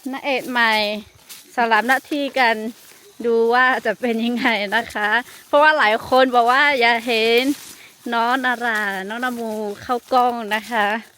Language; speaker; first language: Thai; non-native, local second language; Lahu